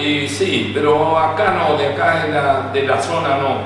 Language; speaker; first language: Spanish; native; Spanish